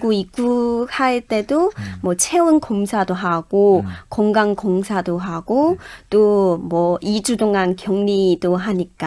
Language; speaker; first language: Korean; non-native, fluent; Chinese